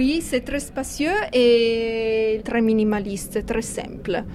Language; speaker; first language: French; non-native, fluent; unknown